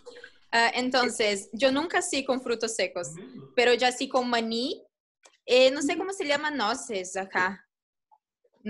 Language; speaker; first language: Spanish; non-native, fluent; Portuguese